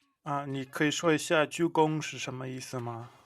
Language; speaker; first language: Chinese; non-native, fluent; English